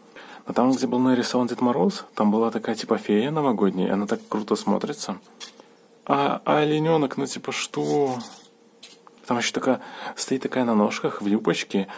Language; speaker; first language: Russian; native; Russian